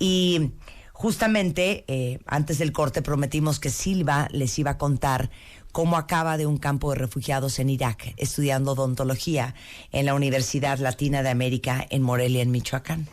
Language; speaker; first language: Spanish; native; Spanish